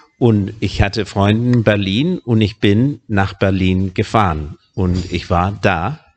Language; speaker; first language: German; non-native, fluent; Spanish